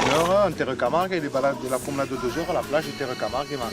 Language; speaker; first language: French; native; French